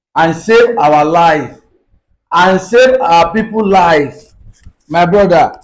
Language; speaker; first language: English; non-native, local second language; Yoruba